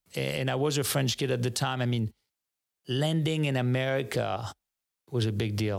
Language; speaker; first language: English; non-native, fluent; French